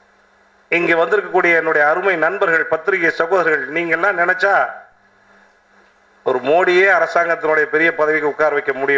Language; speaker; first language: Tamil; native; Tamil